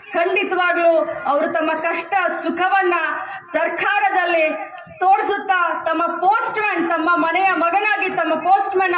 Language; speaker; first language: Kannada; non-native, local second language; Marathi